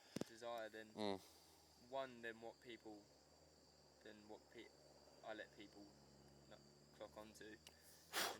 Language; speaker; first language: English; native; English